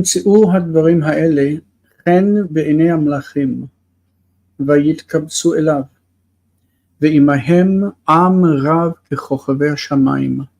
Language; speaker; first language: Hebrew; non-native, fluent; English